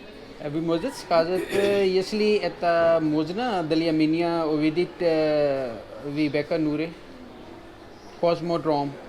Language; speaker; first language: Russian; non-native, learner; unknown